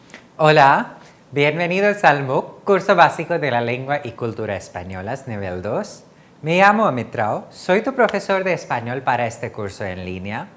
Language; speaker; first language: Spanish; non-native, fluent; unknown